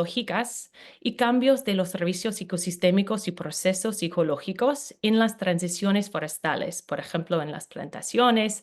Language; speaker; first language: Spanish; non-native, fluent; English